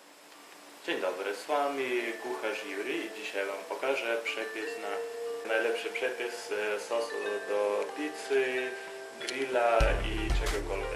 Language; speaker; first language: Polish; non-native, fluent; Russian